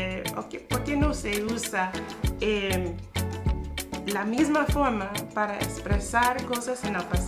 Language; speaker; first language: Spanish; non-native, fluent; English